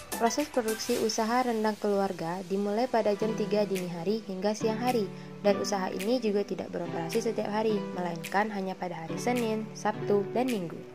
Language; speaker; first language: Indonesian; native; Indonesian